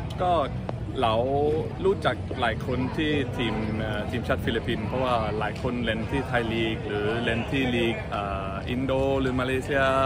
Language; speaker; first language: Thai; early bilingual, heritage; Thai